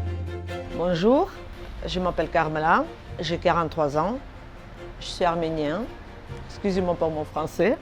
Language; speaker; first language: French; non-native, fluent; Armenian